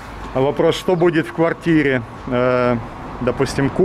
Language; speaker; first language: Russian; native; Russian